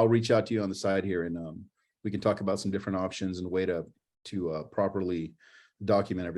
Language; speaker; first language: English; native; English